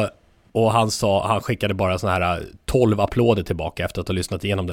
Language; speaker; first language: Swedish; native; Swedish